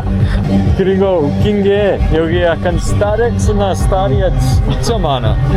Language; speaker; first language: Korean; non-native, fluent; English